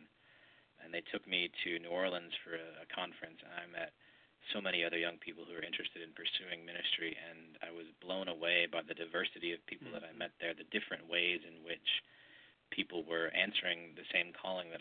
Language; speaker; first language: English; native; English